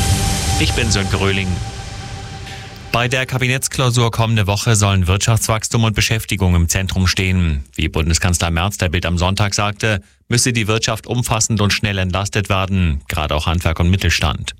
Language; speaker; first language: German; native; German